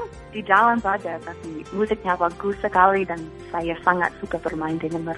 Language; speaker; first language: Indonesian; non-native, fluent; English